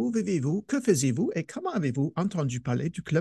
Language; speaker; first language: French; non-native, fluent; English